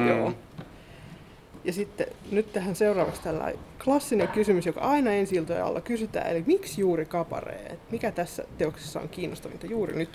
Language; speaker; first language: Finnish; native; Finnish